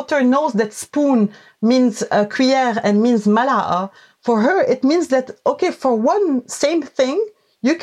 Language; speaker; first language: English; non-native, fluent; Arabic